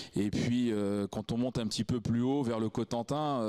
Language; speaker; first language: French; native; French